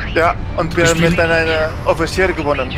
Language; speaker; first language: German; non-native, learner; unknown